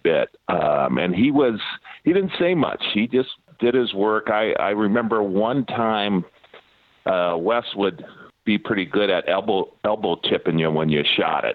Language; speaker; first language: English; native; English